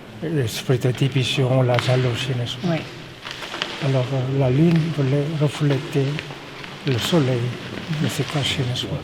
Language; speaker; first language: French; non-native, fluent; Korean